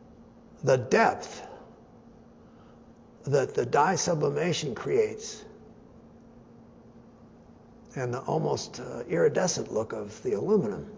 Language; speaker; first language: English; native; English